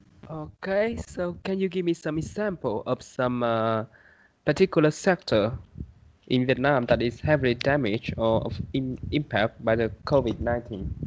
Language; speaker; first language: English; non-native, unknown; Vietnamese